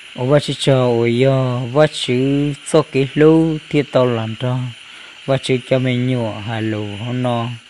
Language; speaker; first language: Vietnamese; non-native, local second language; Hmong